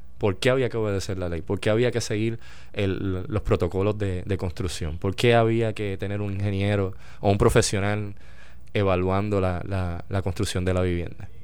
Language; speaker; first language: Spanish; native; Spanish